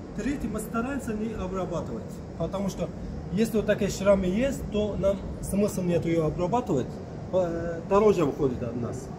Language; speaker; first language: Russian; non-native, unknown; Turkish